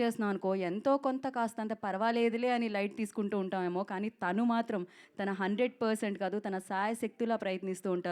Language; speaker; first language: Telugu; native; Telugu